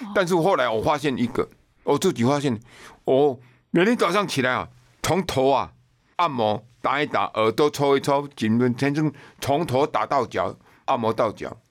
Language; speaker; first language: Min Nan Chinese; native; Min Nan Chinese